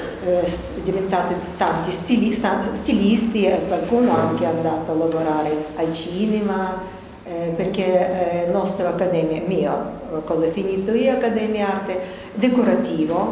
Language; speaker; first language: Italian; non-native, learner; Russian